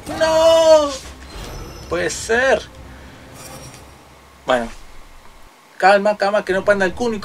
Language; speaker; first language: Spanish; native; Spanish